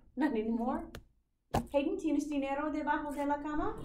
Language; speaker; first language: Spanish; non-native, fluent; English